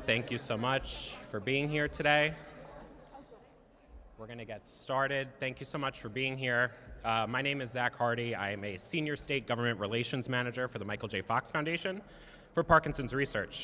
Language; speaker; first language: English; native; English